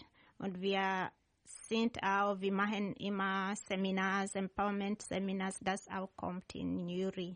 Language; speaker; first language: German; non-native, learner; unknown